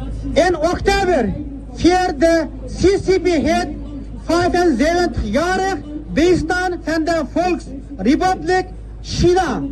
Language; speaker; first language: Dutch; non-native, fluent; Uyghur